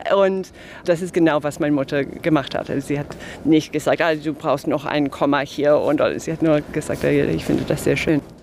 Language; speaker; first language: German; non-native, fluent; English